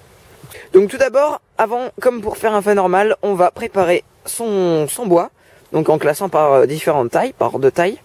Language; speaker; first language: French; native; French